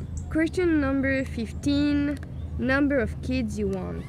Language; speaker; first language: English; non-native, fluent; French